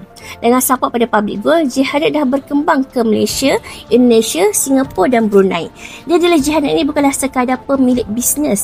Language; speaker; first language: Malay; native; Malay